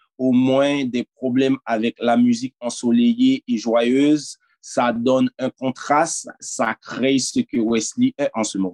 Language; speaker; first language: French; non-native, local second language; Haitian Creole